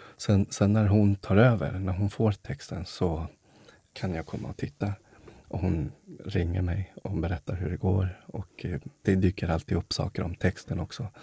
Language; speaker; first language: Swedish; early bilingual, other home language; Spanish